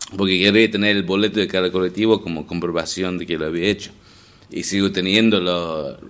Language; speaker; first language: Spanish; non-native, fluent; English